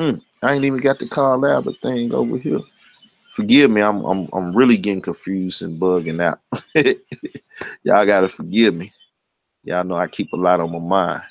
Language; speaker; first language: English; native; English